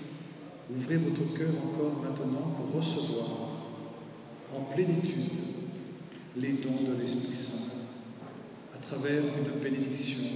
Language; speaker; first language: French; native; French